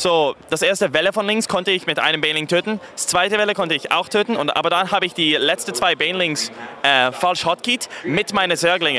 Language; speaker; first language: German; non-native, fluent; English